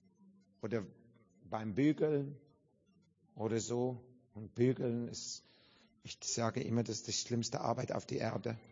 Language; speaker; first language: German; non-native, learner; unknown